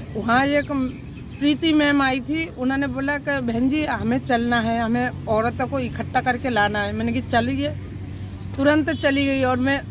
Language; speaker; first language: Hindi; native; Hindi